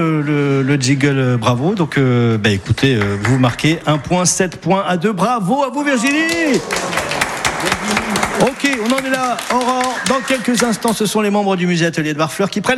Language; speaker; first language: French; native; French